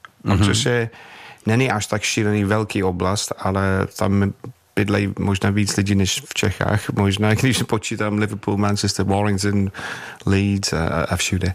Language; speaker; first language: Czech; non-native, fluent; English